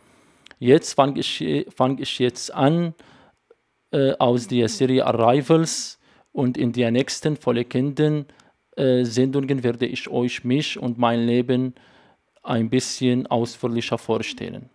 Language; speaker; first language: German; non-native, fluent; Arabic